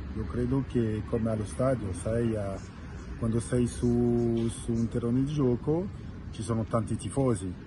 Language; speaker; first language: Italian; non-native, fluent; French